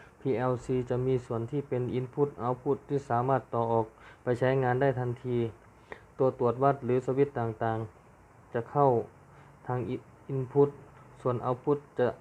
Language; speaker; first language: Thai; native; Thai